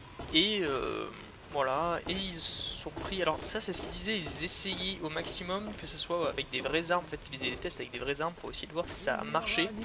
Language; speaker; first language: French; native; French